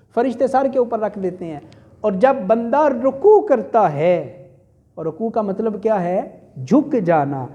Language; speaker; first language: Urdu; non-native, local second language; Punjabi